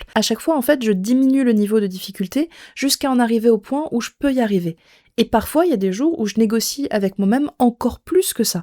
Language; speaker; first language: French; native; French